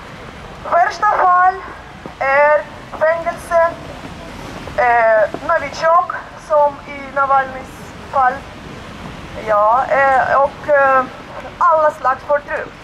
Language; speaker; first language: Swedish; non-native, learner; Russian